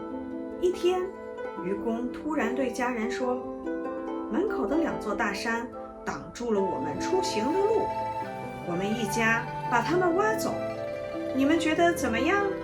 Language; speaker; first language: Chinese; native; Chinese